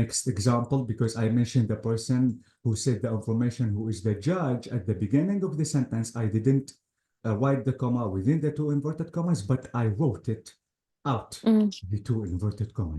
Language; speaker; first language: English; non-native, fluent; Arabic